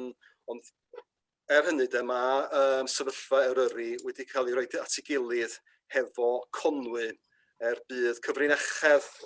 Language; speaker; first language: Welsh; native; Welsh